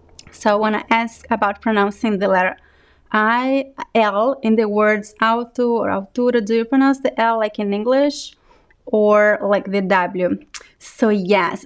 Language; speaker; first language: English; non-native, fluent; Portuguese